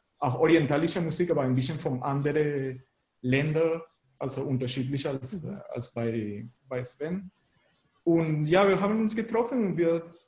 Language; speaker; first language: German; non-native, fluent; Spanish